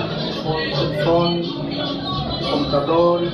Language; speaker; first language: Portuguese; non-native, learner; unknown